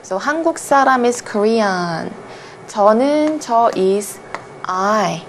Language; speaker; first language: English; non-native, fluent; Korean